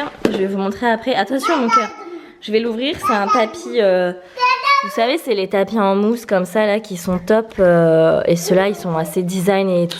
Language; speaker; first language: French; native; French